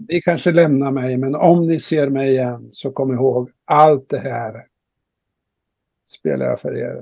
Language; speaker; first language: Swedish; native; Swedish